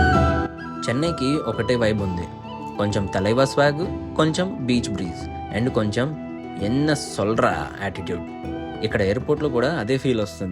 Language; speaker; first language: Telugu; native; Telugu